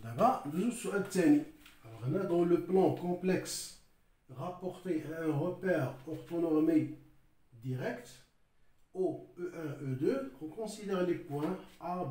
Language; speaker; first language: French; non-native, local second language; Arabic